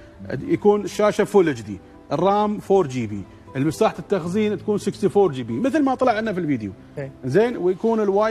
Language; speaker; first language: Arabic; native; Arabic